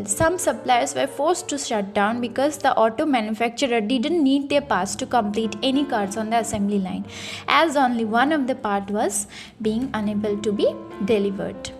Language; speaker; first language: English; non-native, local second language; Bangla